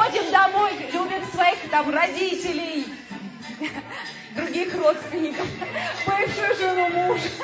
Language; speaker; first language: Russian; native; Russian